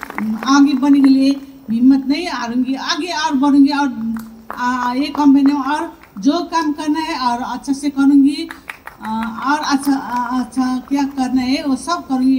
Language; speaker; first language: Hindi; non-native, local second language; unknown